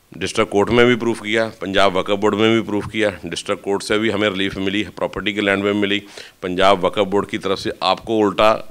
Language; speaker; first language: Hindi; non-native, local second language; Punjabi